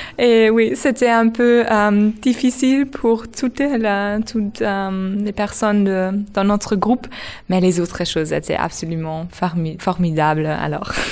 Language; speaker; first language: French; non-native, learner; German